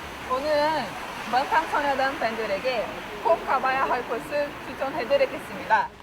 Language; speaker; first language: Korean; non-native, learner; Portuguese